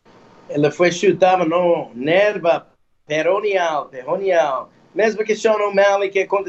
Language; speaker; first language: Portuguese; non-native, fluent; English